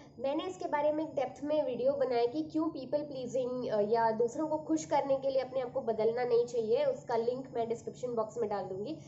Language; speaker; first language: Hindi; native; Hindi